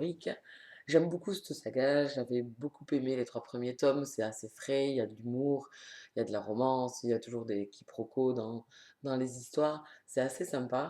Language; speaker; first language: French; native; French